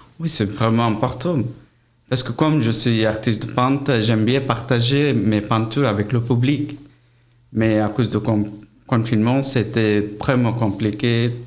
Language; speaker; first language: French; non-native, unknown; Bangla